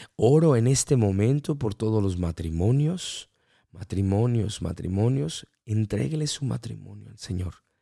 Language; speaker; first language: Spanish; early bilingual, heritage; Spanish